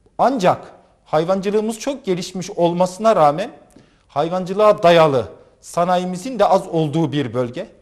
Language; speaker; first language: Turkish; native; Turkish